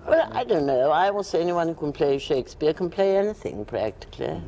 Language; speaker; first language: English; native; English